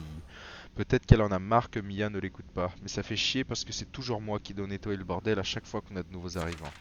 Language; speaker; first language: French; native; French